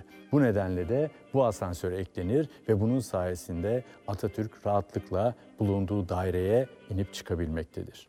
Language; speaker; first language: Turkish; native; Turkish